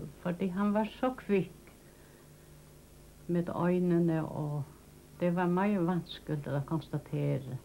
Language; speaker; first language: Danish; non-native, local second language; Faroese